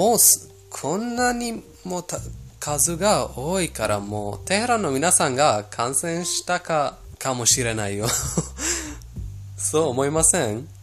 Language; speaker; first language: Japanese; non-native, fluent; Persian